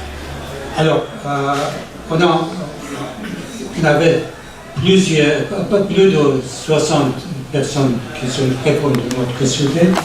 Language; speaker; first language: French; non-native, learner; Persian